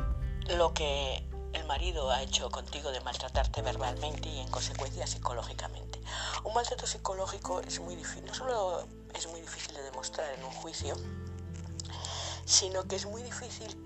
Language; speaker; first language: Spanish; native; Spanish